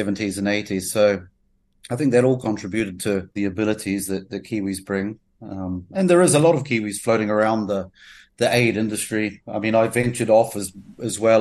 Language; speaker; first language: English; native; English